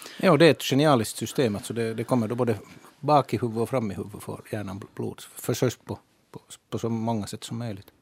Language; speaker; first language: Swedish; native; Swedish